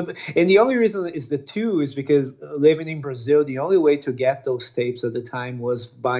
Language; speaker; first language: English; non-native, fluent; Portuguese